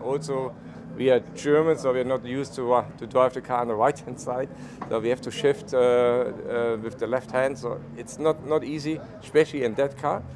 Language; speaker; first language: English; non-native, fluent; German